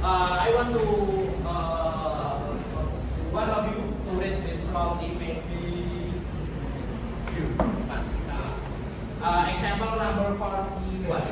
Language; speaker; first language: English; non-native, learner; Indonesian